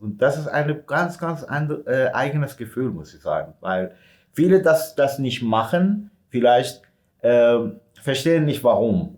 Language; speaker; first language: German; non-native, fluent; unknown